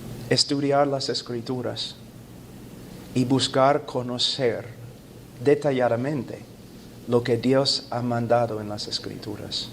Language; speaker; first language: Spanish; non-native, fluent; English